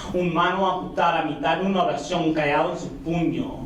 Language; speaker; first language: Spanish; early bilingual, other home language; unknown